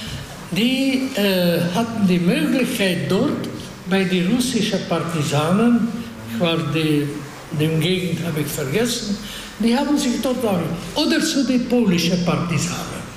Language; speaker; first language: German; non-native, fluent; Hungarian